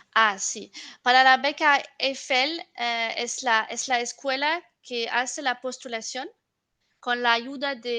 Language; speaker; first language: Spanish; non-native, fluent; French